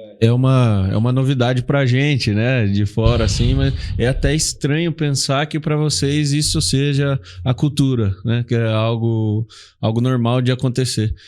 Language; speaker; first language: Portuguese; native; Portuguese